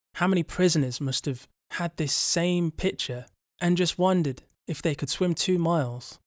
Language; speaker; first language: English; native; English